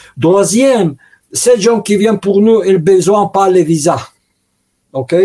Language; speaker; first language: French; non-native, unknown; Russian